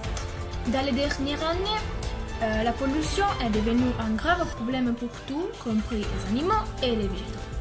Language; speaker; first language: French; non-native, learner; Italian